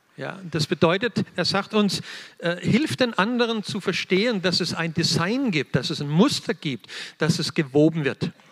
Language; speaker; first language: German; native; German